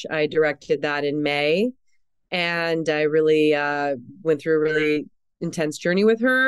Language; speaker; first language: English; native; English